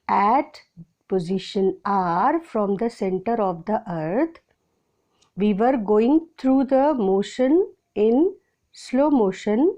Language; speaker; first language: English; non-native, local second language; Hindi